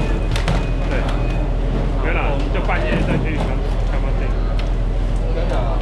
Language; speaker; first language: Chinese; native; Chinese